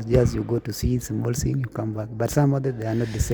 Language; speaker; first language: English; non-native, learner; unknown